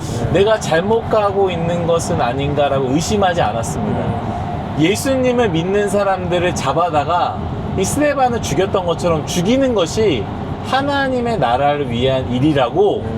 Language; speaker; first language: Korean; native; Korean